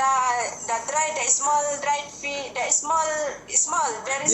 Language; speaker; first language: English; non-native, learner; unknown